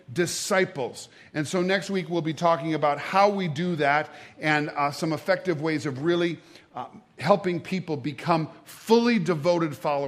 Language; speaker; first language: English; native; English